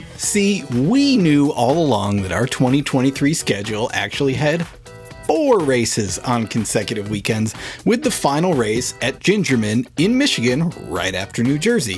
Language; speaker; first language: English; native; English